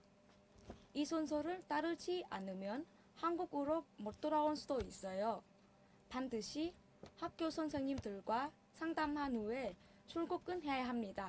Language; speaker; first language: Korean; non-native, fluent; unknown